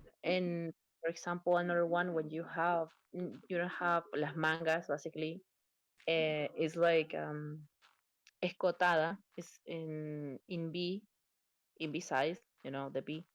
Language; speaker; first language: English; non-native, learner; Spanish